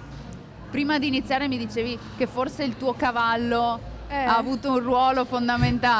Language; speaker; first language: Italian; native; Italian